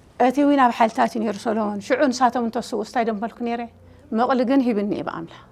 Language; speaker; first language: Tigrinya; native; Tigrinya